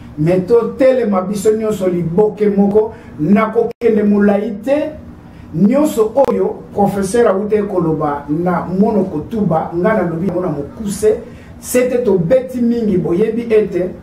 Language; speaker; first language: Lingala; non-native, local second language; Kituba (Democratic Republic of Congo)